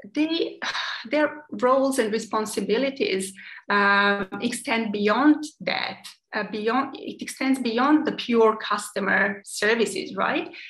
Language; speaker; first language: English; non-native, fluent; Serbian